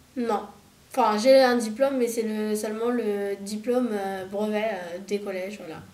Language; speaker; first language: French; early bilingual, other home language; Romanian